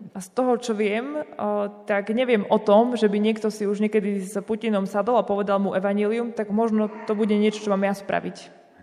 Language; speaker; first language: Slovak; native; Slovak